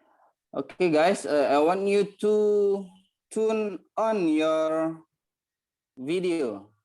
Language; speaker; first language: English; non-native, learner; Indonesian